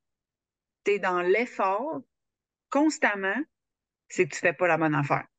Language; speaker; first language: French; native; French